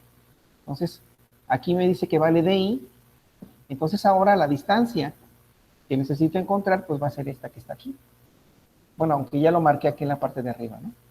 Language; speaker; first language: Spanish; native; Spanish